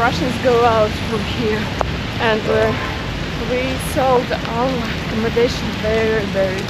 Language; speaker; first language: English; non-native, learner; Russian